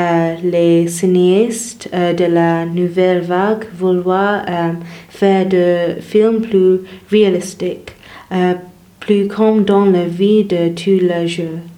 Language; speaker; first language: French; non-native, learner; English